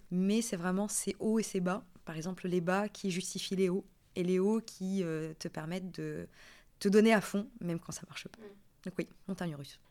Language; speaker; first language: French; non-native, local second language; Arabic